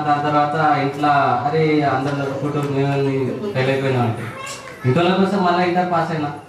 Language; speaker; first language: Telugu; non-native, local second language; Urdu